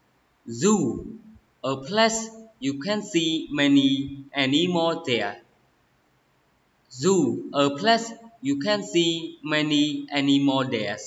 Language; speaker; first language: English; non-native, learner; Khmer